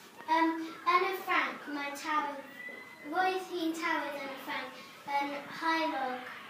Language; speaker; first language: Welsh; non-native, learner; English